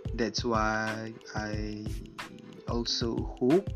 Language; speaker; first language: English; non-native, local second language; Malay